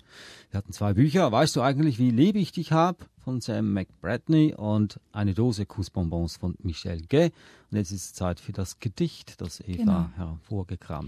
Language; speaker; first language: German; native; German